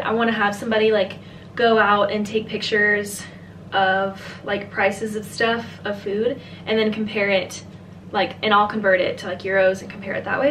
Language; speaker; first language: English; native; English